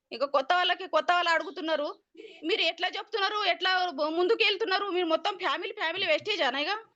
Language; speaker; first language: Telugu; non-native, local second language; Marathi